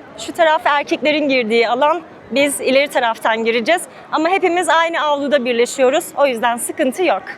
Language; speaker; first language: Turkish; native; Turkish